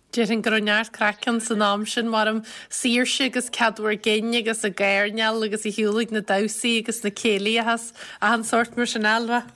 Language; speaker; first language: Irish; native; Irish